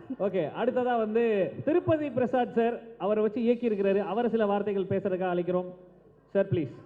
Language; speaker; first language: Tamil; native; Tamil